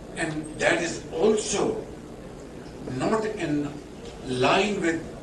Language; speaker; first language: English; non-native, local second language; Urdu